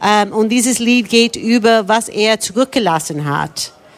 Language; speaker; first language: German; non-native, learner; Turkish